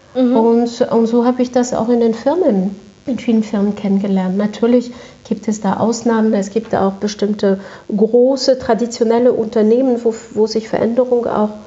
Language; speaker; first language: German; non-native, fluent; French